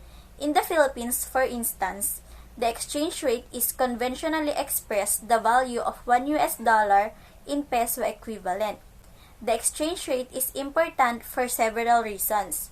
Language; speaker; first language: English; non-native, local second language; Filipino